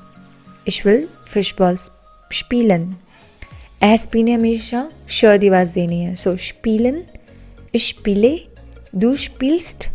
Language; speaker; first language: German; non-native, fluent; Punjabi